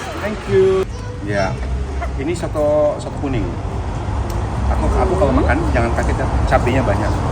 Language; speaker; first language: Indonesian; native; Indonesian